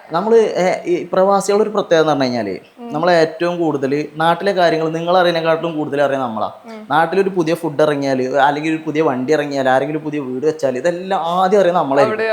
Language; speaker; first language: Malayalam; native; Malayalam